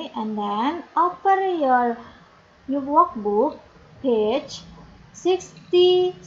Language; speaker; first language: English; non-native, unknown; Indonesian